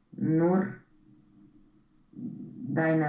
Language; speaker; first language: German; non-native, learner; Romanian